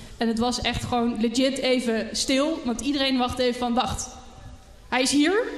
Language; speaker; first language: Dutch; native; Dutch